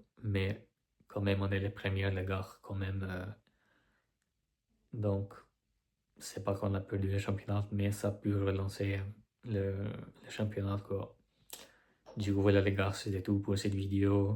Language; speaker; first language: French; non-native, fluent; Albanian